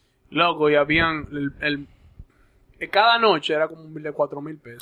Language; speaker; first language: Spanish; early bilingual, other home language; English